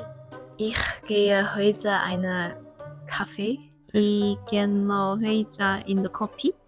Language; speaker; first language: German; non-native, learner; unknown